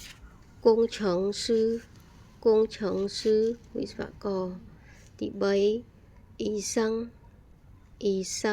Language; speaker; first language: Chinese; non-native, fluent; Khmer